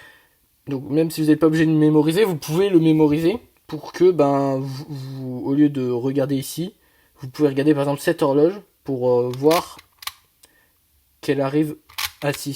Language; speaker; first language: French; native; French